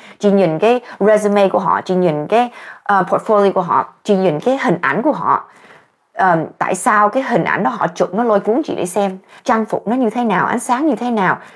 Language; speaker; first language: Vietnamese; early bilingual, heritage; Vietnamese